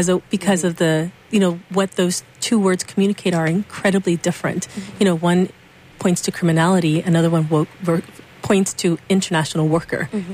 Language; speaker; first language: English; early bilingual, other home language; Spanish